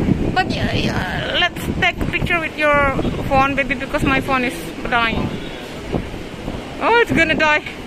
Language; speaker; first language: English; non-native, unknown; Indonesian